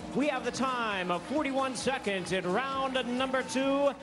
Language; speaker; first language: English; native; English